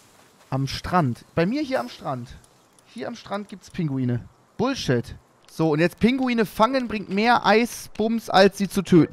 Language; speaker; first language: German; native; German